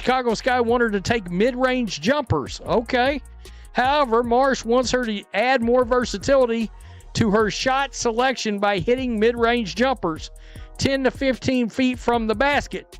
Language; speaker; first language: English; native; English